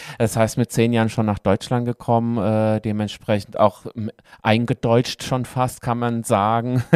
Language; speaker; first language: German; native; German